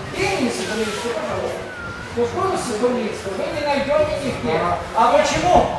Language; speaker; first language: Russian; non-native, local second language; Ukrainian